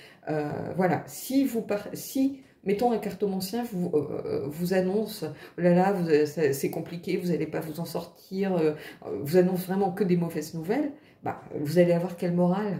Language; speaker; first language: French; native; French